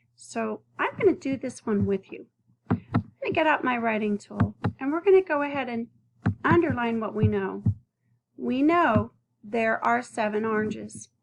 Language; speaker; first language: English; native; English